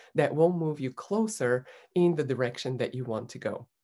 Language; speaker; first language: English; non-native, fluent; Bulgarian